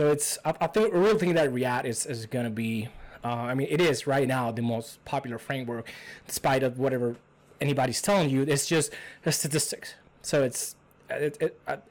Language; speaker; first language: English; non-native, fluent; Spanish